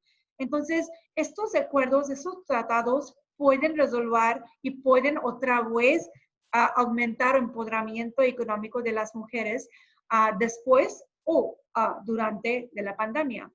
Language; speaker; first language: Spanish; non-native, fluent; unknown